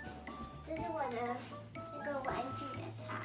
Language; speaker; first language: Chinese; early bilingual, heritage; Chinese